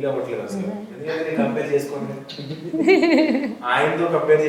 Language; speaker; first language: Telugu; native; Telugu